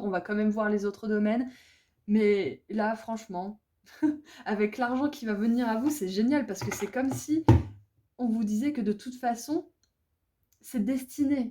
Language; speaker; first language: French; native; French